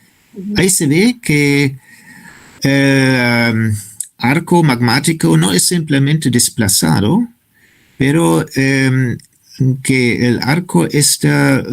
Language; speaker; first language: Spanish; non-native, fluent; German